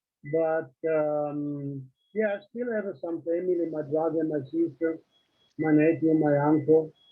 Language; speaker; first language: English; non-native, learner; Italian